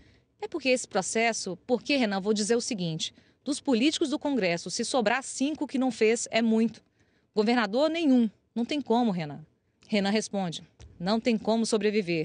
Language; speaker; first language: Portuguese; native; Portuguese